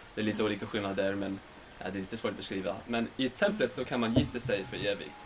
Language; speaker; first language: Swedish; non-native, fluent; English